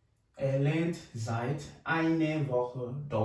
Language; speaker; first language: German; non-native, fluent; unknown